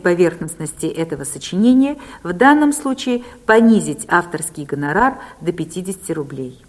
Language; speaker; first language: Russian; native; Russian